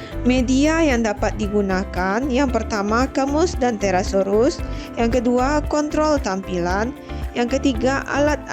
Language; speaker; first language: Indonesian; native; Indonesian